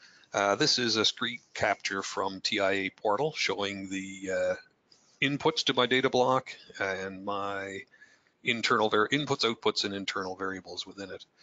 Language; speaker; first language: English; native; English